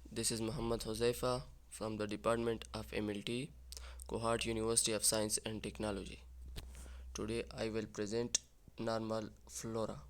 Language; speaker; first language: English; non-native, local second language; Urdu